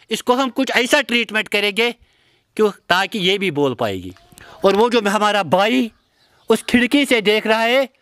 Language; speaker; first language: Hindi; non-native, local second language; Kashmiri